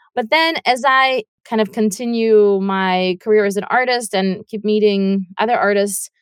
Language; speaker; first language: English; non-native, fluent; Russian